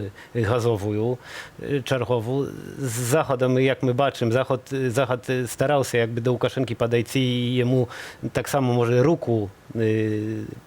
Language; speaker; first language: Polish; non-native, learner; Belarusian